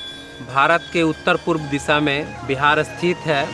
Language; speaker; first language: Hindi; native; Hindi